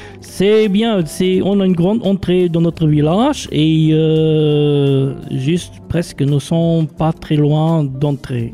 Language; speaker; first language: French; non-native, local second language; Luxembourgish